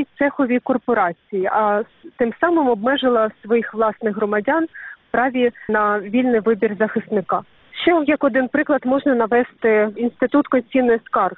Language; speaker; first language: Ukrainian; native; Ukrainian